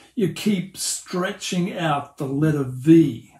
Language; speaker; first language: English; native; English